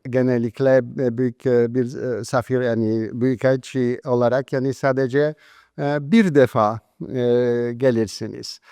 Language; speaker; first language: Turkish; non-native, fluent; Polish